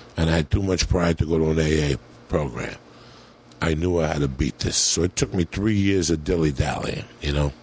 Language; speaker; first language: English; native; English